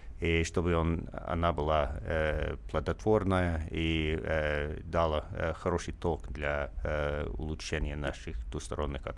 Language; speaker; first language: Russian; non-native, fluent; English